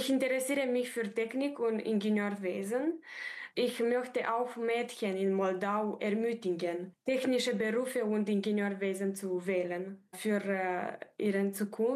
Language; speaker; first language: German; non-native, learner; Romanian